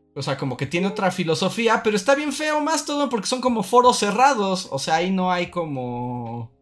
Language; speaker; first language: Spanish; native; Spanish